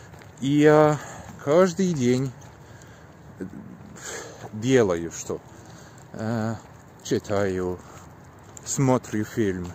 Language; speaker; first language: Russian; non-native, learner; Polish